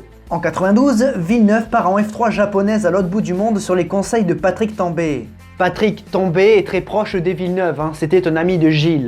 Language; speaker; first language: French; native; French